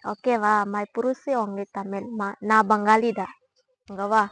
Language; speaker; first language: Tamil; non-native, learner; Bangla